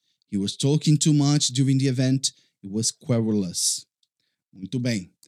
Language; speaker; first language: English; non-native, fluent; Portuguese